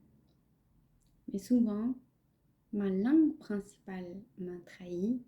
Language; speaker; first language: French; non-native, fluent; Punjabi